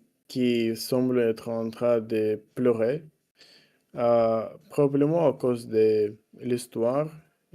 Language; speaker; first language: French; non-native, learner; Russian